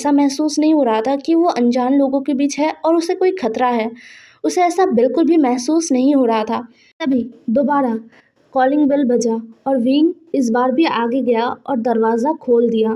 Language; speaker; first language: Hindi; non-native, local second language; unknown